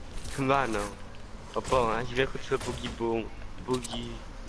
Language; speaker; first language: Portuguese; native; Portuguese